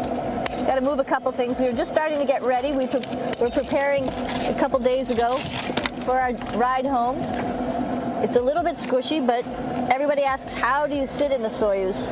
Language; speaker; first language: English; native; English